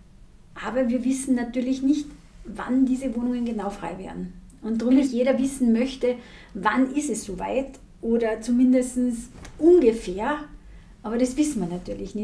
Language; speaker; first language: German; native; German